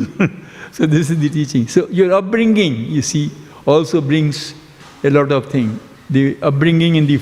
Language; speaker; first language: English; non-native, local second language; Hindi